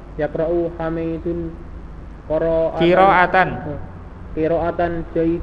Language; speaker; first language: Arabic; non-native, learner; Indonesian